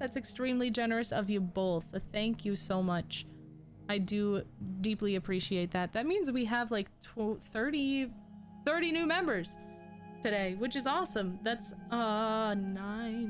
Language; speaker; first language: English; native; English